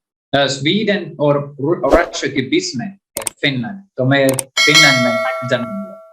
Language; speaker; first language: Hindi; non-native, learner; Finnish